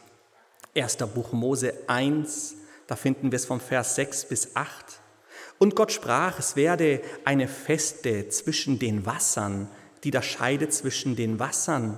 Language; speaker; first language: German; native; German